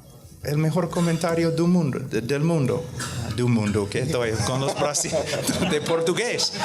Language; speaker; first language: Spanish; non-native, fluent; English